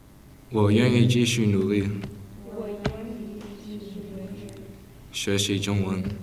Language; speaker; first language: Chinese; non-native, learner; English